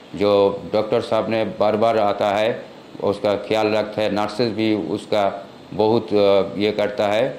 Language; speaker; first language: Hindi; non-native, local second language; Bangla